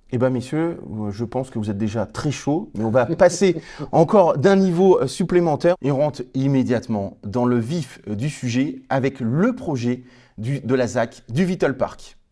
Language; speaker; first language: French; native; French